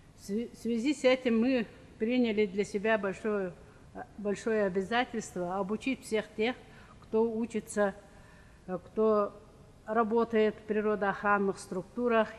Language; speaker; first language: Russian; non-native, local second language; Yakut